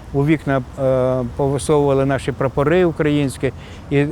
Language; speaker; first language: Ukrainian; native; Ukrainian